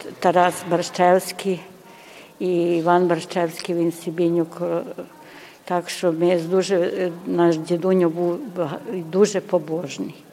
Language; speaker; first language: Ukrainian; early bilingual, heritage; Ukrainian